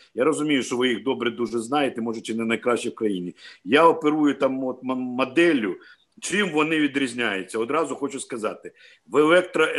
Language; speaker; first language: Ukrainian; native; Ukrainian